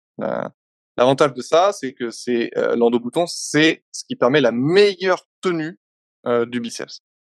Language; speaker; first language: French; native; French